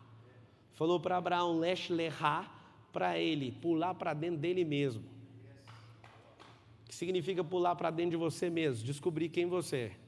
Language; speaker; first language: Portuguese; native; Portuguese